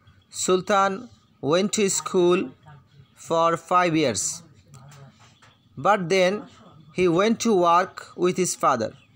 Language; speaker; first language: English; non-native, local second language; Bangla